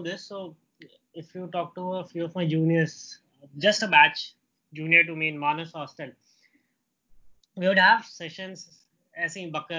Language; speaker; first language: English; non-native, local second language; Hindi